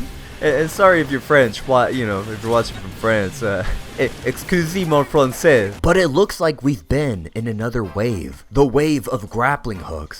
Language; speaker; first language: English; native; English